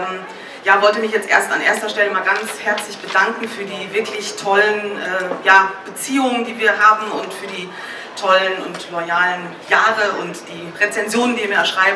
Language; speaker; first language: German; native; German